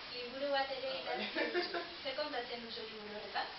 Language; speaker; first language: Basque; non-native, local second language; Spanish